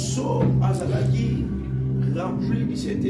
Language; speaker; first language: French; non-native, local second language; Lingala